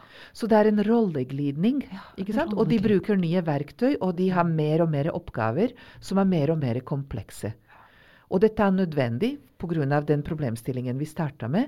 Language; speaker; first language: Norwegian; non-native, fluent; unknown